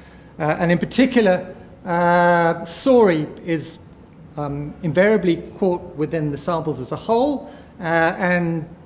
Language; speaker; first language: English; native; English